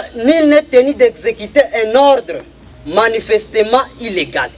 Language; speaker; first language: French; non-native, local second language; Swahili